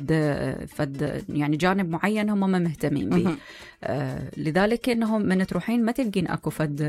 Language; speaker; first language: Arabic; native; Arabic